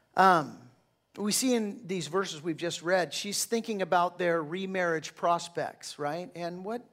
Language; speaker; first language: English; native; English